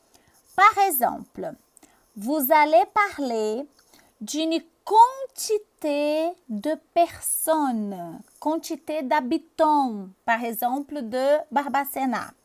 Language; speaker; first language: French; non-native, fluent; Portuguese